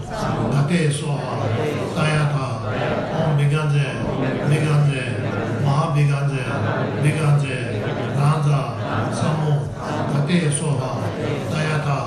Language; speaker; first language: Russian; non-native, learner; Tibetan